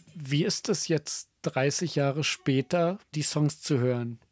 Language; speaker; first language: German; native; German